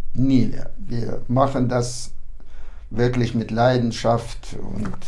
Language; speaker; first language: German; early bilingual, heritage; German